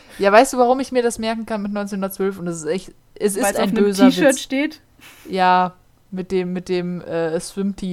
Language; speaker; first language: German; native; German